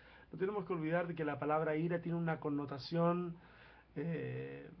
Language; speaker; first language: Spanish; native; Spanish